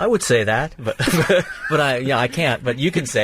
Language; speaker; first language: English; native; English